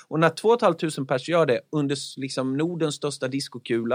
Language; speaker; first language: Swedish; native; Swedish